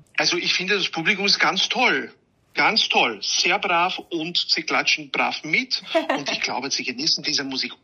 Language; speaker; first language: German; non-native, fluent; Hungarian